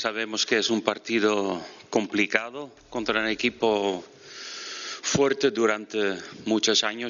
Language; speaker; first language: Spanish; non-native, fluent; Dutch